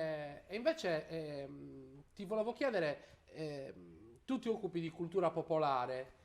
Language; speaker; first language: Italian; native; Italian